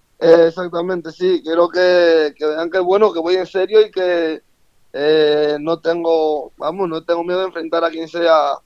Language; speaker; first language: Spanish; native; Spanish